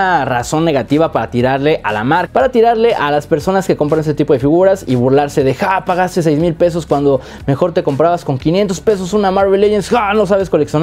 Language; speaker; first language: Spanish; native; Spanish